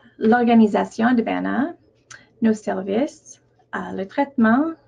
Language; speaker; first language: French; non-native, local second language; English